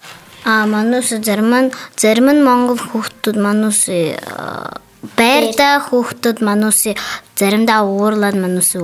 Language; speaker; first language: Mongolian; non-native, learner; Buriat